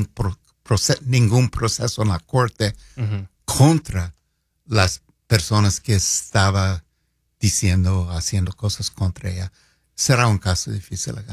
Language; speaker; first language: Spanish; non-native, fluent; English